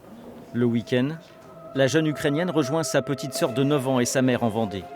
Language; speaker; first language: French; native; French